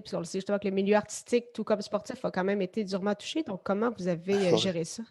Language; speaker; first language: French; native; French